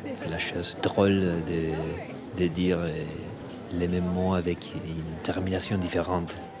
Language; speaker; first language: French; non-native, learner; Spanish